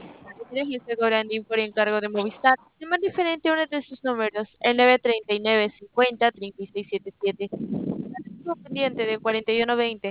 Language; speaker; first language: Spanish; native; Spanish